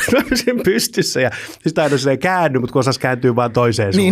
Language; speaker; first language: Finnish; native; Finnish